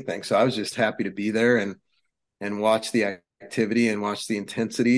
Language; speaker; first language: English; native; English